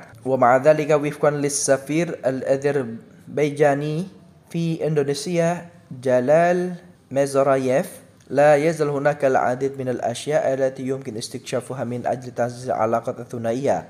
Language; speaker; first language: Arabic; non-native, fluent; Indonesian